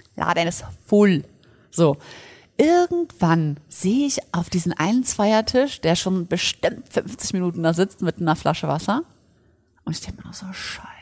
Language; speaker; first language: German; early bilingual, other home language; Polish